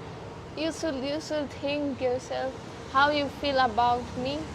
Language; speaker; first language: English; non-native, learner; Nepali